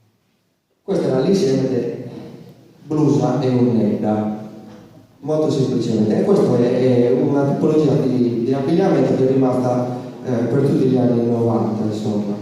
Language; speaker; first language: Italian; native; Italian